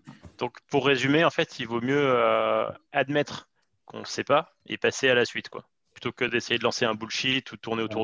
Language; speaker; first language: French; native; French